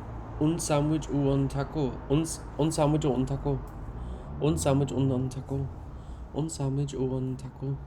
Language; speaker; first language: Spanish; non-native, learner; English